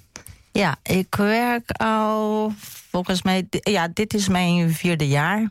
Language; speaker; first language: Dutch; non-native, fluent; Portuguese